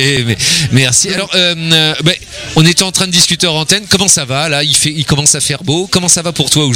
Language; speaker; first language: French; native; French